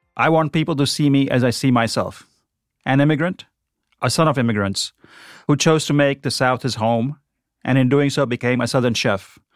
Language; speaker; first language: English; non-native, local second language; Gujarati